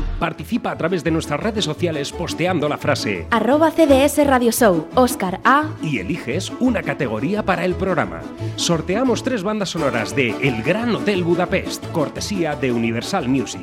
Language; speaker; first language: Spanish; native; Spanish